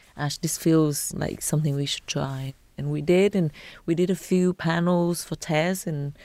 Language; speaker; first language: English; non-native, fluent; Vietnamese